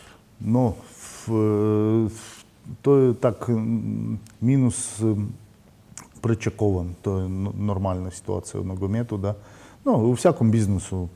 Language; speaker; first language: Slovenian; non-native, learner; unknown